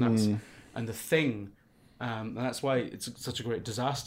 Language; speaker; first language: English; native; English